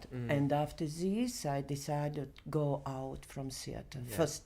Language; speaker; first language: English; non-native, learner; Belarusian